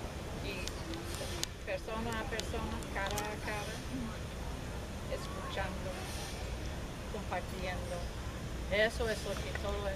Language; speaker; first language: Spanish; non-native, learner; English